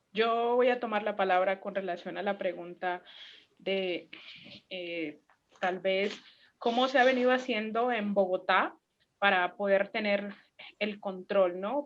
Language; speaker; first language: Spanish; native; Spanish